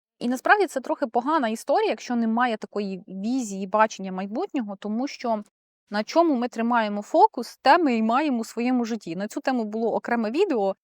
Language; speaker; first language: Ukrainian; non-native, local second language; Russian